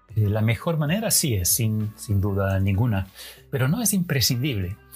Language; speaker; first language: Spanish; non-native, fluent; Dutch